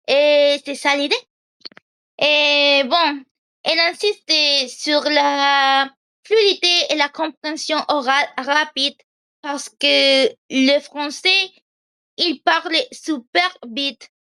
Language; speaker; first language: French; non-native, learner; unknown